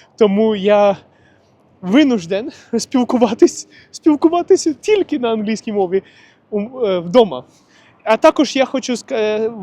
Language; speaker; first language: Ukrainian; non-native, local second language; Russian